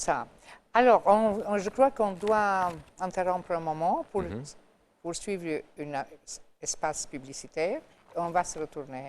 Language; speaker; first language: French; non-native, fluent; Albanian